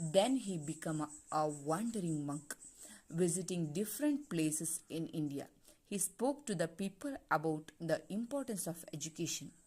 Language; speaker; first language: English; non-native, local second language; Kannada